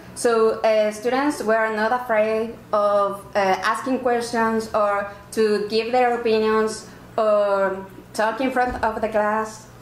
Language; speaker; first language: English; non-native, fluent; Spanish